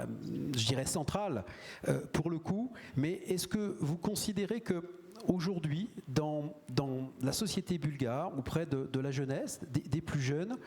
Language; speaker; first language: French; native; French